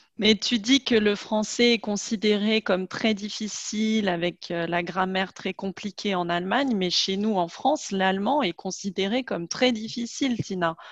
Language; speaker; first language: French; native; French